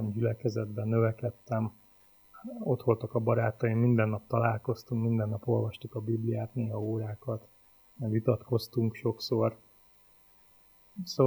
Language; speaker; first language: Hungarian; native; Hungarian